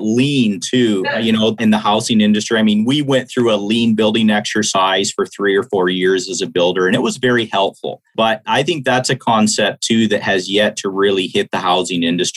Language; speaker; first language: English; native; English